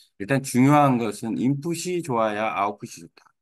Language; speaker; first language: Korean; native; Korean